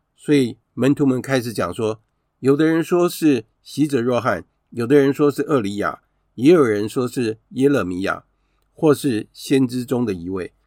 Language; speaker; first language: Chinese; native; Chinese